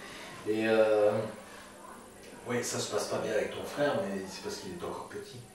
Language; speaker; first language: French; native; French